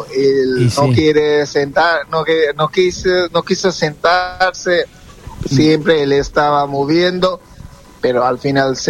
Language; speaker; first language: Spanish; non-native, fluent; Bangla